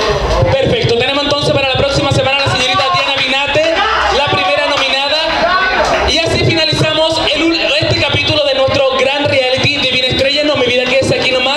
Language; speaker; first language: Spanish; native; Spanish